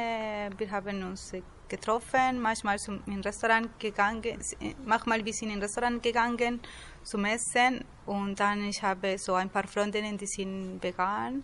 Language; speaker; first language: German; non-native, learner; Spanish